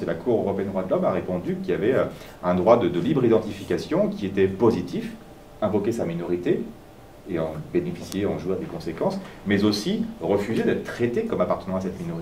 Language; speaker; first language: French; native; French